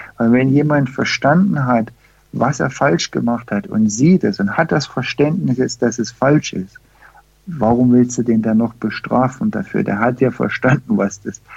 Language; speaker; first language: German; early bilingual, heritage; German